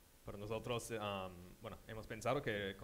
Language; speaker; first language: Spanish; non-native, fluent; English